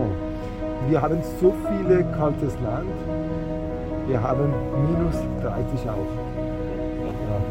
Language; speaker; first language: German; non-native, learner; Persian